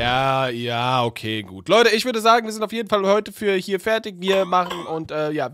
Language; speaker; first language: German; native; German